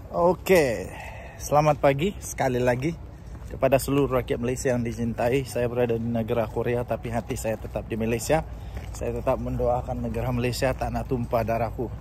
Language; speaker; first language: Malay; native; Malay